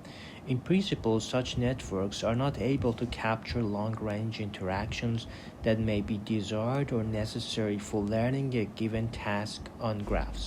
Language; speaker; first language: English; non-native, fluent; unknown